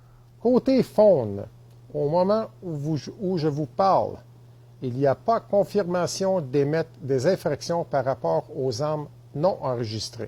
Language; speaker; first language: French; native; French